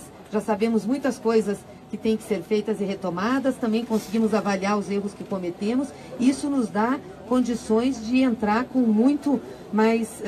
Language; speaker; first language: Portuguese; native; Portuguese